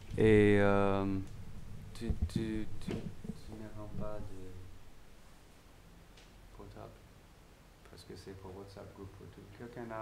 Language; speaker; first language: French; non-native, learner; English